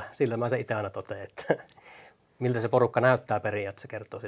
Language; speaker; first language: Finnish; native; Finnish